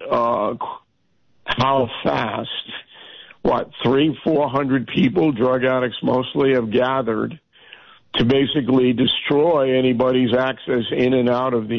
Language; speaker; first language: English; native; English